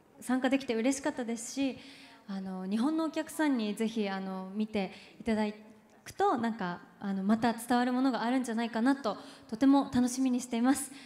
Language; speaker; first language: Japanese; native; Japanese